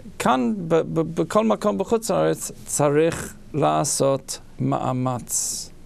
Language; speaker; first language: Hebrew; non-native, fluent; English